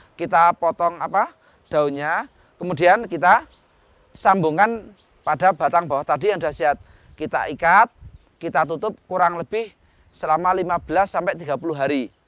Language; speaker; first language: Indonesian; non-native, local second language; Javanese